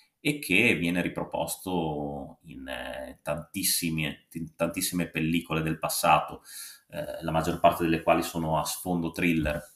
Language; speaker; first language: Italian; native; Italian